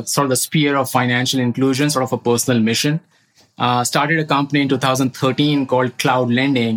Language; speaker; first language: English; non-native, local second language; Hindi